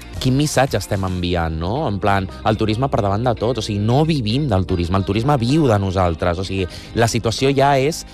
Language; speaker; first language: Catalan; non-native, local second language; Spanish